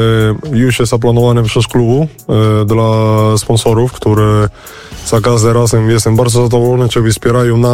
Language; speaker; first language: Polish; non-native, fluent; Spanish